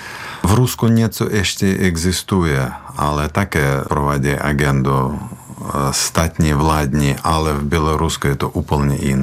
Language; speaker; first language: Czech; non-native, fluent; Belarusian